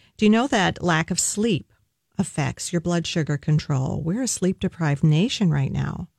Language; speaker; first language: English; native; English